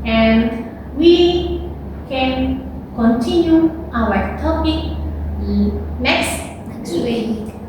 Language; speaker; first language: English; non-native, learner; Indonesian